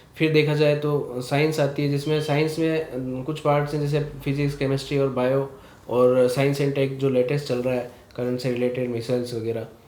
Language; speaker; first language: Hindi; native; Hindi